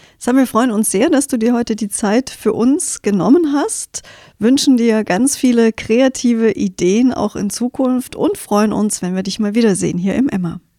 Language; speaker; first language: German; native; German